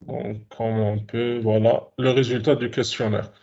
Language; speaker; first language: French; non-native, local second language; Arabic